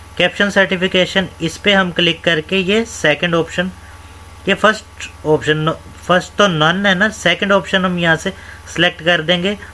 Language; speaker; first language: Urdu; non-native, local second language; Punjabi